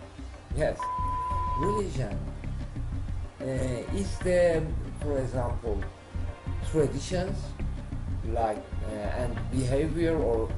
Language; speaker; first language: English; non-native, learner; Persian